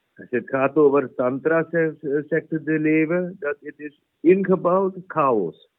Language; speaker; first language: Dutch; non-native, fluent; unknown